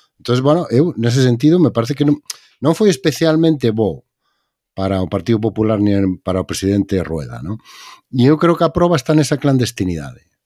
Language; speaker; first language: Galician; native; Galician